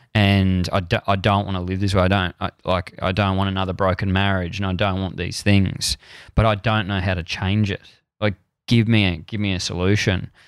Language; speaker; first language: English; native; English